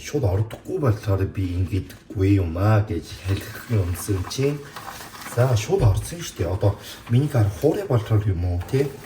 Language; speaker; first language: Mongolian; non-native, learner; Korean